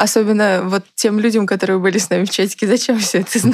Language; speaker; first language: Russian; native; Russian